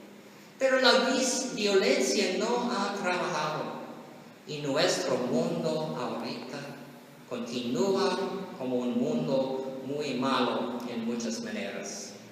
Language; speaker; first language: Spanish; non-native, learner; English